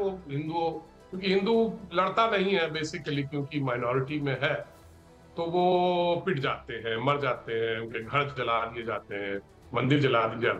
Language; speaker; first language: Hindi; native; Hindi